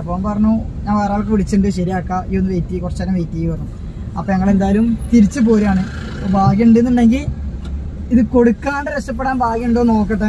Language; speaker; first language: Malayalam; native; Malayalam